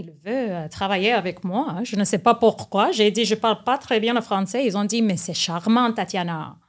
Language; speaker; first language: French; non-native, fluent; Spanish